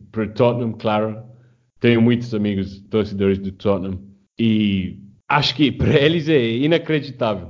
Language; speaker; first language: Portuguese; non-native, fluent; English